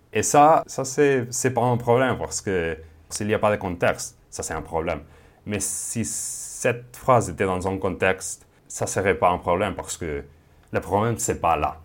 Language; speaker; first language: French; non-native, fluent; Spanish